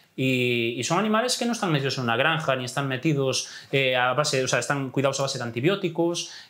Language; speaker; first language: Spanish; native; Spanish